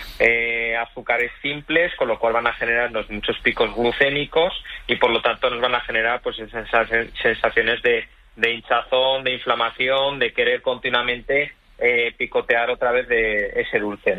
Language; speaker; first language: Spanish; native; Spanish